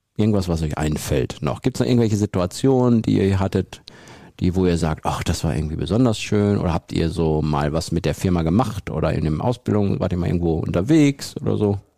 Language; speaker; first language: German; native; German